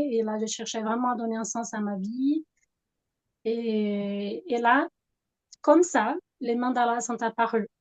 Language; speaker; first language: French; non-native, fluent; Portuguese